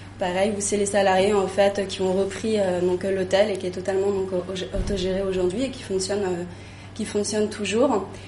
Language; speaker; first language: French; native; French